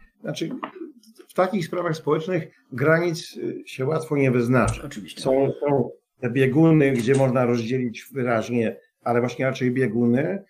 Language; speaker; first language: Polish; native; Polish